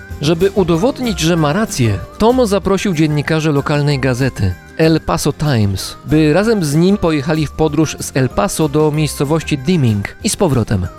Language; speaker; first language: Polish; native; Polish